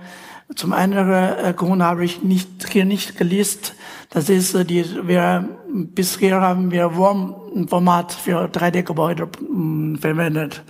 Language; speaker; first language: German; non-native, fluent; Chinese